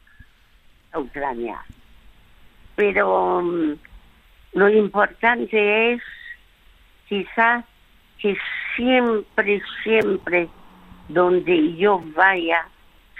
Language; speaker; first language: Spanish; early bilingual, other home language; French